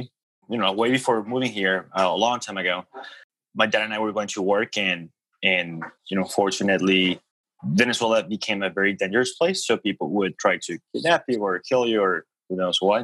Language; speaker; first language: English; non-native, fluent; Spanish